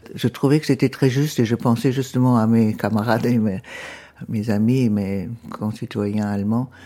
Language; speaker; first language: French; non-native, fluent; German